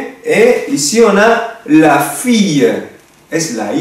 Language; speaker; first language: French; non-native, fluent; Spanish